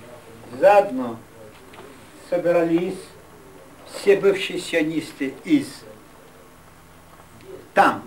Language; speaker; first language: Russian; non-native, local second language; Yiddish